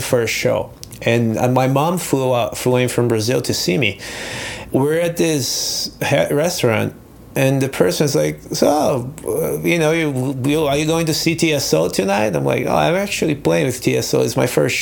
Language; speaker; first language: English; non-native, fluent; Portuguese